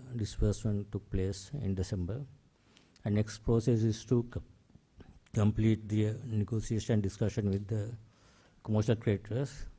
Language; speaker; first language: English; non-native, local second language; Sinhala